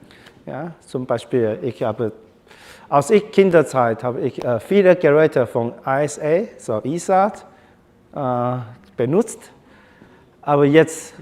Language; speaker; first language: German; non-native, learner; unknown